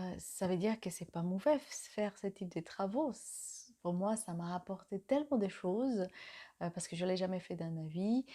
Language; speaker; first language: French; non-native, fluent; Spanish